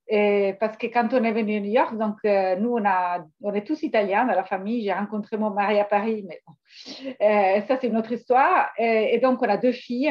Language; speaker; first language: French; non-native, fluent; Italian